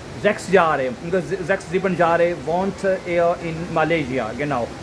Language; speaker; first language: German; non-native, learner; Urdu